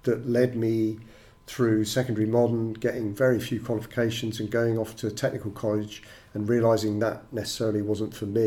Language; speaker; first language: English; native; English